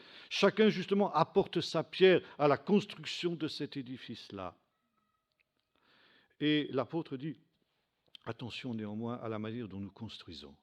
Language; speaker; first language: French; native; French